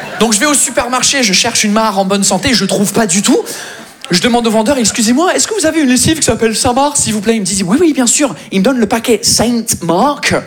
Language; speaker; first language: French; non-native, fluent; English